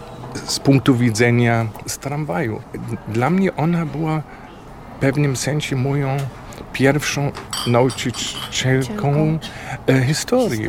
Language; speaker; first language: Polish; non-native, learner; German